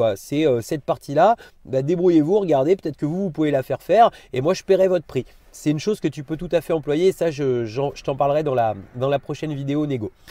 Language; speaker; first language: French; native; French